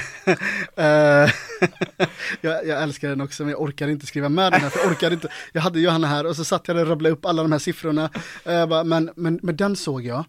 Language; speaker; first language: Swedish; native; Swedish